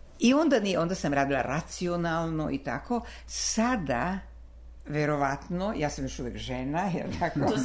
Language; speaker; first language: Serbian; non-native, local second language; Slovak